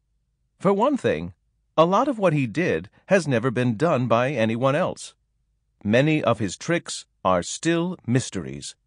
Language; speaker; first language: English; native; English